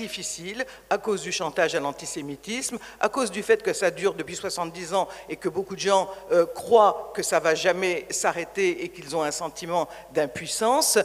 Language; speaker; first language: French; native; French